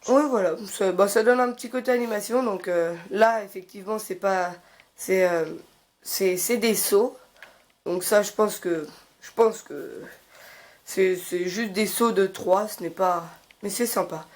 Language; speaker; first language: French; native; French